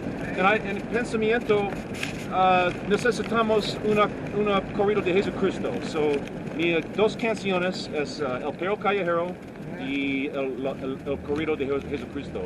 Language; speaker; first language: Spanish; non-native, learner; English